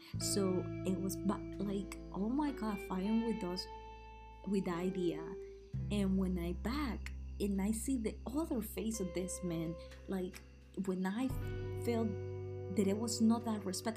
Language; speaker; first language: English; non-native, learner; Spanish